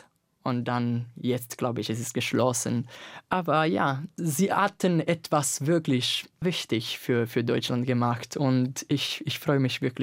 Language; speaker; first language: German; non-native, fluent; Italian